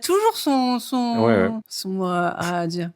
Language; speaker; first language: French; native; French